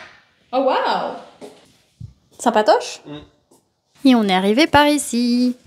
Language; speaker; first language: French; native; French